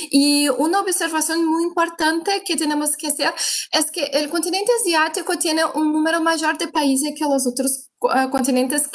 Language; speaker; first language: Spanish; non-native, fluent; Portuguese